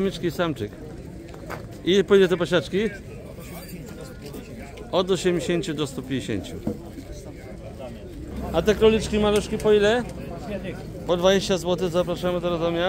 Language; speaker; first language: Polish; native; Polish